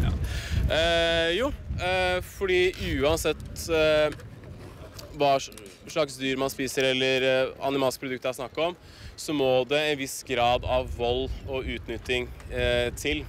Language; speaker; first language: Norwegian; native; Norwegian